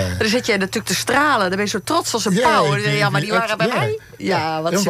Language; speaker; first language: Dutch; native; Dutch